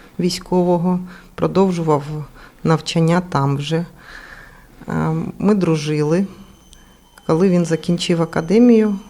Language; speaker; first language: Ukrainian; non-native, local second language; Russian